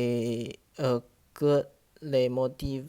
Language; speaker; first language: French; non-native, learner; Chinese